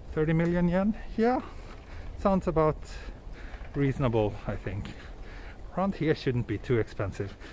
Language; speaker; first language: English; non-native, fluent; Swedish